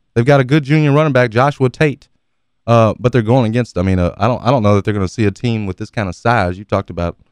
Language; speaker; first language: English; native; English